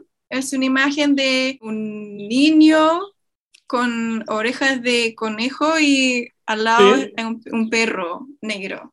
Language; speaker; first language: Spanish; non-native, fluent; English